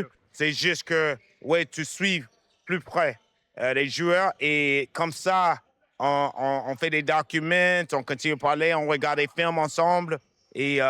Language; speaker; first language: French; non-native, fluent; English